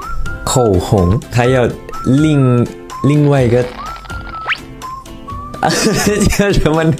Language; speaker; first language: Chinese; non-native, learner; Thai